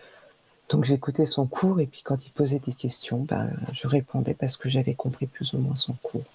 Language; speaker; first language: French; native; French